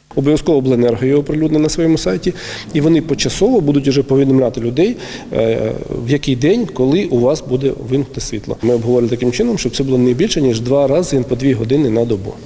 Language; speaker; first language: Ukrainian; native; Ukrainian